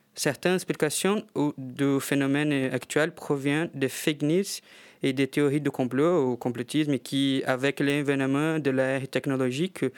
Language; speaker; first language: French; non-native, fluent; Portuguese